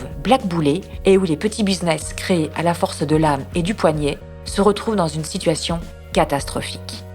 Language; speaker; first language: French; native; French